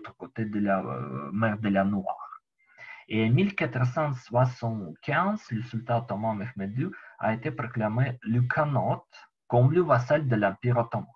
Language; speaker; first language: French; non-native, learner; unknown